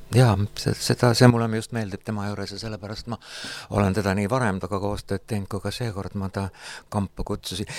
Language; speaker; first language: Estonian; native; Estonian